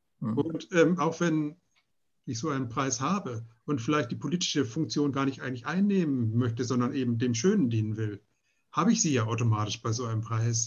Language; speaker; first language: German; native; German